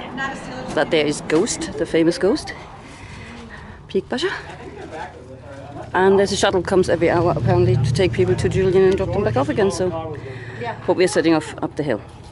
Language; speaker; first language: English; native; English